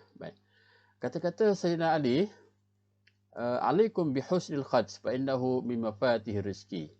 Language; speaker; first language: Malay; native; Malay